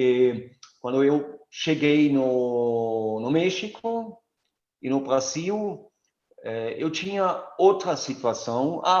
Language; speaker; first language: Portuguese; non-native, fluent; German